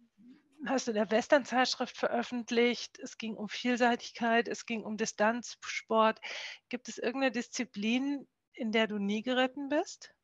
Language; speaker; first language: German; native; German